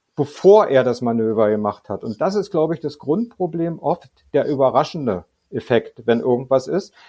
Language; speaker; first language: German; native; German